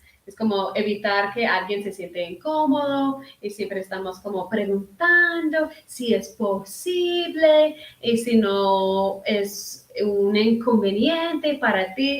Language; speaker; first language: Spanish; early bilingual, heritage; Spanish